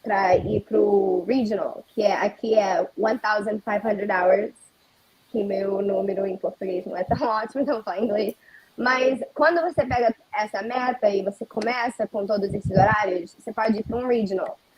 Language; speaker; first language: Portuguese; early bilingual, heritage; Portuguese